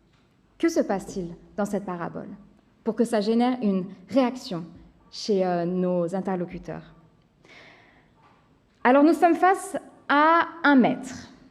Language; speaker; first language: French; native; French